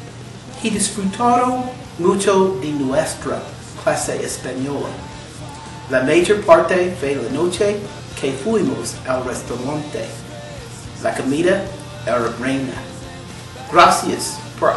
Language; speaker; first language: Spanish; non-native, learner; English